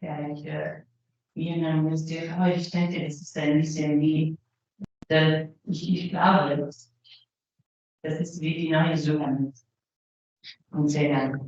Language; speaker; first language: German; non-native, learner; Italian